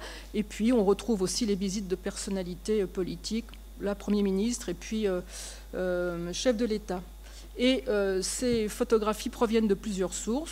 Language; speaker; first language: French; native; French